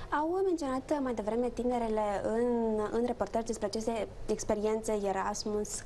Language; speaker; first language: Romanian; native; Romanian